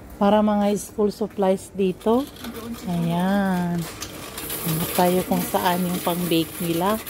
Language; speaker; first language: Filipino; non-native, local second language; Maranao